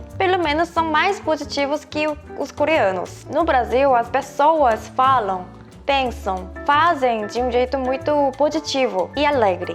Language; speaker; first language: Portuguese; non-native, fluent; Korean